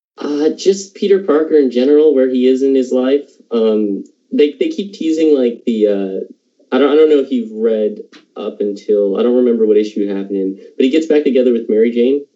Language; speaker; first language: English; native; English